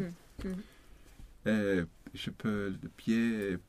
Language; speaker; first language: French; non-native, learner; Swedish